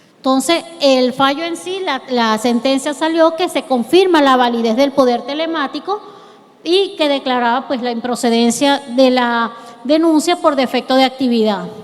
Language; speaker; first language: Spanish; native; Spanish